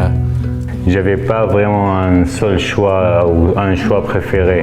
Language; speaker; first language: French; non-native, fluent; Arabic